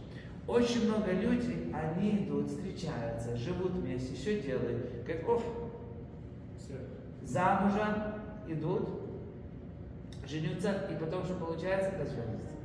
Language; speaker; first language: Russian; non-native, fluent; English